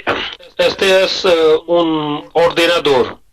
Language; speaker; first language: Spanish; non-native, learner; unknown